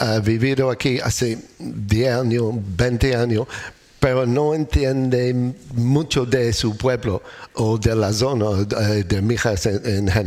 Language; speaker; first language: Spanish; non-native, learner; English